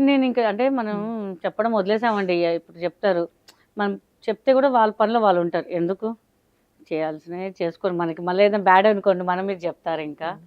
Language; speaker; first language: Telugu; non-native, local second language; Hindi